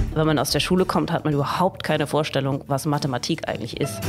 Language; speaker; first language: German; native; German